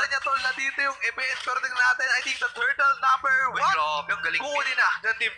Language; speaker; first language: Filipino; native; Filipino